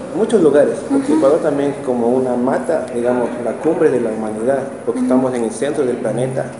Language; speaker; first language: Spanish; native; Spanish